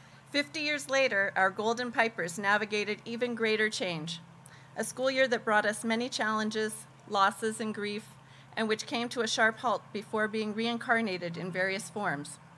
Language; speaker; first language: English; native; English